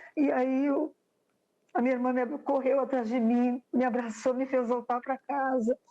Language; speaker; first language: Portuguese; native; Portuguese